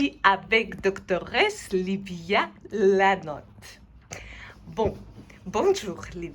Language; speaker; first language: French; non-native, fluent; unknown